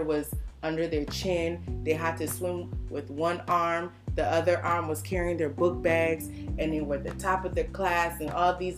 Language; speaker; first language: English; native; English